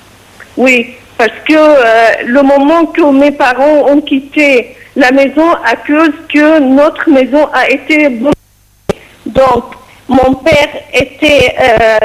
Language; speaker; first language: French; non-native, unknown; Arabic